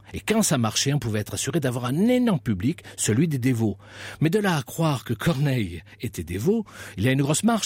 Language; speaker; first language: French; native; French